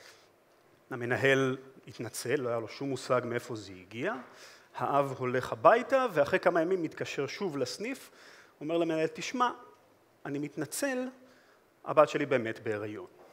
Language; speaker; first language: Hebrew; native; Hebrew